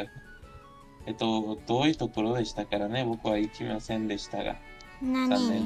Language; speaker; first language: Japanese; non-native, fluent; Spanish